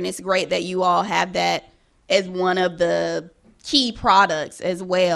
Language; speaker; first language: English; native; English